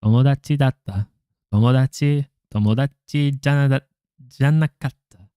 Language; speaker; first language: Japanese; non-native, learner; English